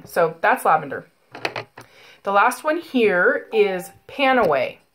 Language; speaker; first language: English; native; English